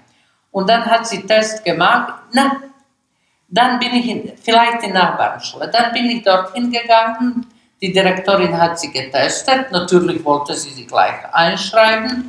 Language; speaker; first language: German; non-native, fluent; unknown